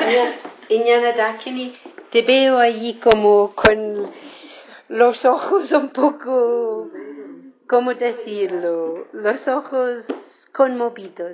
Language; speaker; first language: Spanish; non-native, fluent; English